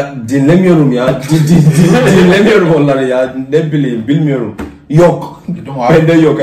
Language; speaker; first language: Turkish; non-native, fluent; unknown